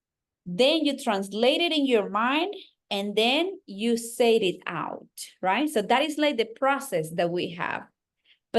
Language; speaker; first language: English; non-native, fluent; Spanish